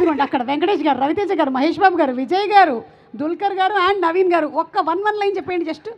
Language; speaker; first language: Telugu; native; Telugu